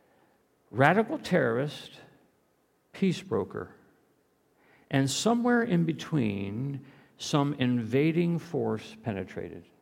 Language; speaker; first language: English; native; English